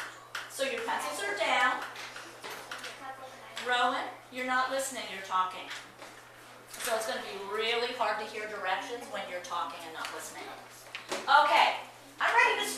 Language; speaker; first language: English; native; English